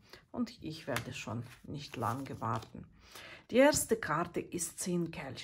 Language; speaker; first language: German; non-native, fluent; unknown